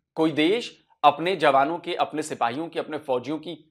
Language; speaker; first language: Hindi; native; Hindi